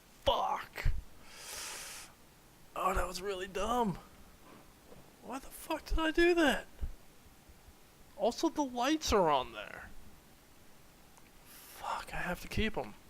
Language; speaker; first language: English; native; English